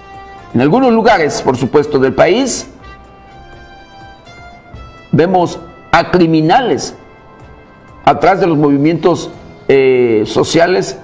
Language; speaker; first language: Spanish; native; Spanish